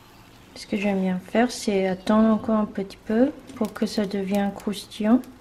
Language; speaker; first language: French; non-native, fluent; Chinese